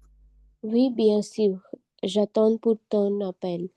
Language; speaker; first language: French; non-native, learner; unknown